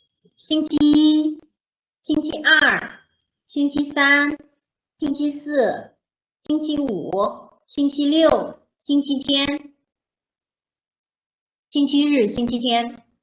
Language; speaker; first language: Chinese; non-native, fluent; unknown